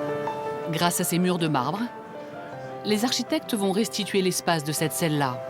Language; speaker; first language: French; native; French